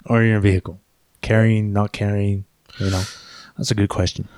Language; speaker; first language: English; early bilingual, other home language; Spanish